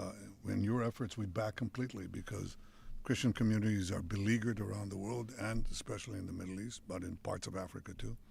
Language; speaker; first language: English; non-native, fluent; Hebrew